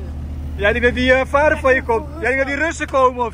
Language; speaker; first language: Dutch; native; Dutch